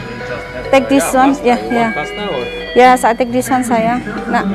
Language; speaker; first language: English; non-native, fluent; Indonesian